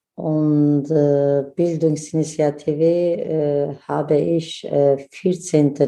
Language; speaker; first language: German; non-native, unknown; Kurdish